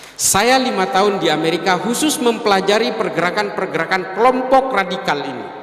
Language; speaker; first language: Indonesian; non-native, local second language; Madurese